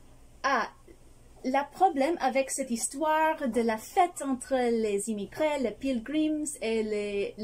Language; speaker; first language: French; non-native, fluent; English